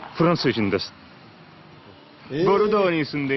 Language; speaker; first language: Japanese; non-native, learner; French